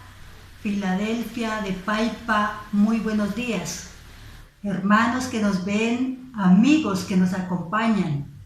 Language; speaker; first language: Spanish; native; Spanish